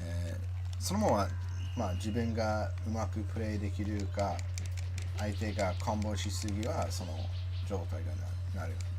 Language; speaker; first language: Japanese; non-native, learner; English